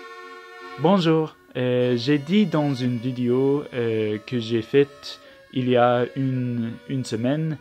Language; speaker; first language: French; non-native, learner; English